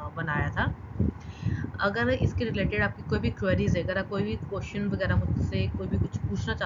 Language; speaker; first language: Hindi; non-native, local second language; Punjabi